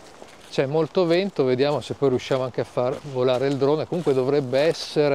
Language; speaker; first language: Italian; native; Italian